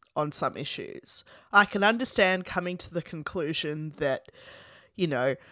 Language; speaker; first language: English; native; English